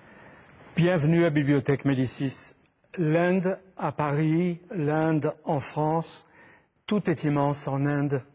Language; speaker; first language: French; native; French